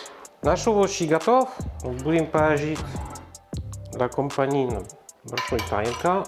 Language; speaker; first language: Russian; non-native, learner; French